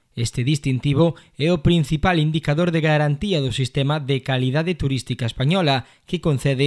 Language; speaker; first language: Galician; native; Galician